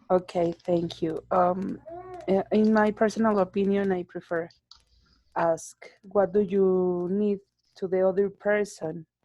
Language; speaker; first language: English; non-native, learner; Spanish